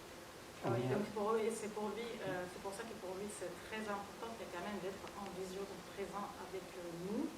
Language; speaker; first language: French; non-native, fluent; Russian